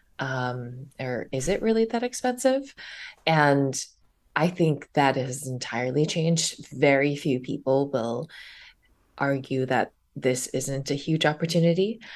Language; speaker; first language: English; early bilingual, other home language; Chinese